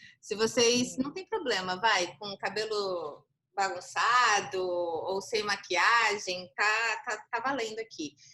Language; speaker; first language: Portuguese; native; Portuguese